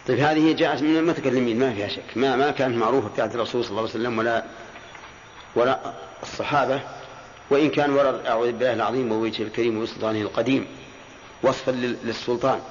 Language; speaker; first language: Arabic; native; Arabic